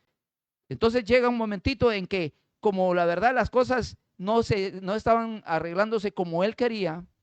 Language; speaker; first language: Spanish; native; Spanish